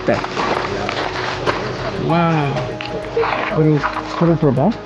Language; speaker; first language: Spanish; non-native, learner; English